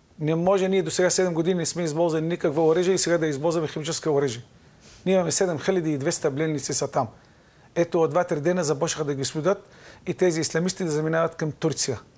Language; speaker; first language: Bulgarian; non-native, fluent; Arabic